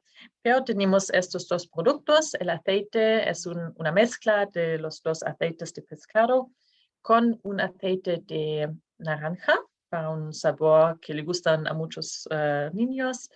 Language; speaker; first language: Spanish; non-native, fluent; Norwegian